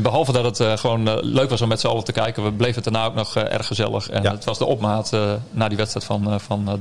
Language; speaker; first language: Dutch; native; Dutch